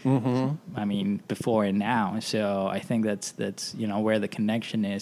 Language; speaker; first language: English; non-native, local second language; Filipino